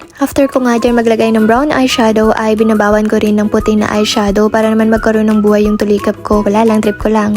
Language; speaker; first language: Filipino; native; Filipino